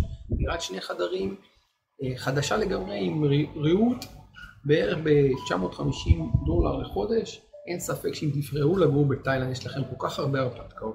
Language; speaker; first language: Hebrew; native; Hebrew